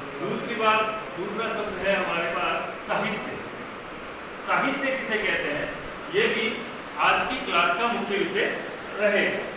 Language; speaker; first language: Hindi; native; Hindi